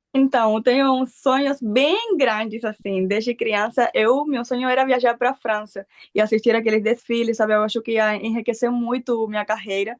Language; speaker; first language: Portuguese; non-native, fluent; Spanish